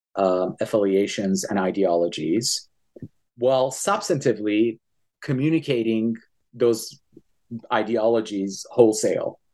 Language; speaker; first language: English; early bilingual, other home language; Persian